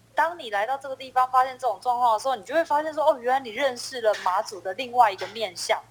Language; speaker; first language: Chinese; native; Chinese